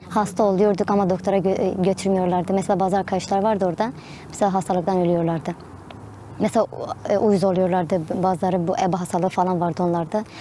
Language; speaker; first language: Turkish; non-native, local second language; Kurdish